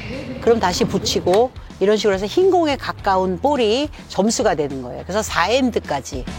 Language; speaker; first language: Korean; native; Korean